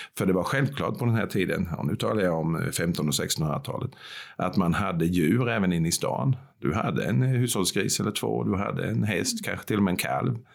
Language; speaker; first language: Swedish; native; Swedish